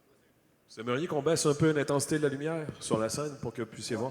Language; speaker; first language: French; native; French